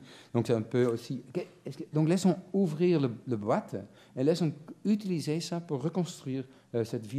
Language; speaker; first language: French; non-native, fluent; Dutch